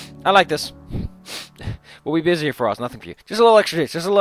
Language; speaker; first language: English; non-native, fluent; Dutch